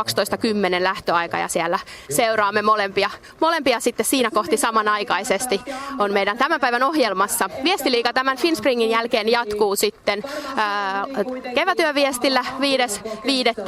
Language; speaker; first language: Finnish; native; Finnish